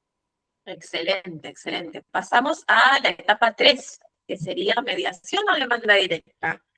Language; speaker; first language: Spanish; native; Spanish